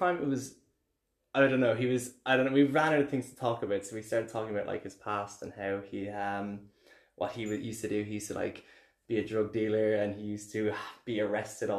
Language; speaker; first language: English; native; English